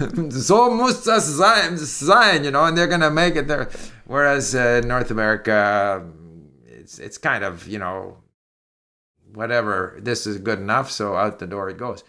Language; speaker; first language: English; native; English